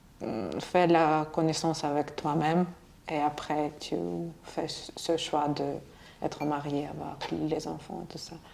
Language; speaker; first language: French; non-native, fluent; Russian